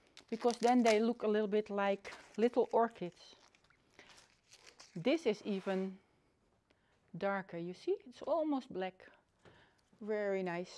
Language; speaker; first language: English; non-native, fluent; Dutch